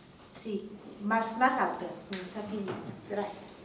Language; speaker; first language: Spanish; non-native, fluent; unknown